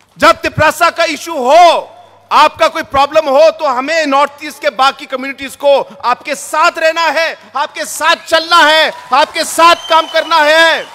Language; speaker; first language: Hindi; non-native, local second language; Garo